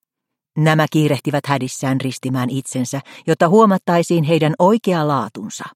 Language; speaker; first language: Finnish; native; Finnish